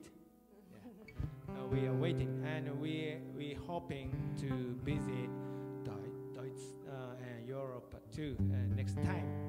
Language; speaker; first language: English; non-native, learner; Japanese